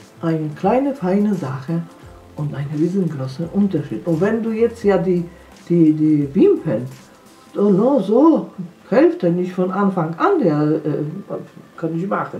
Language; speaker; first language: German; non-native, fluent; Polish